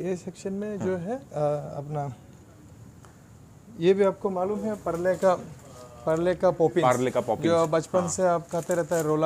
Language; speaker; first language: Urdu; non-native, fluent; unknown